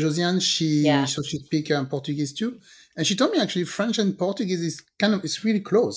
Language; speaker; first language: English; non-native, fluent; French